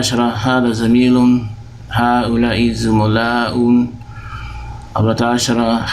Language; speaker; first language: Arabic; non-native, fluent; English